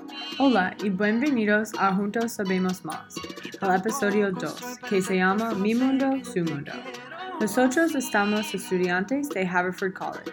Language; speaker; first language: Spanish; non-native, learner; English